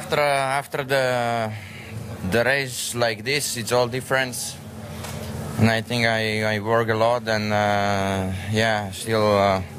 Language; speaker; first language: English; non-native, learner; Slovak